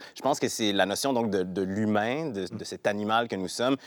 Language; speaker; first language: French; native; French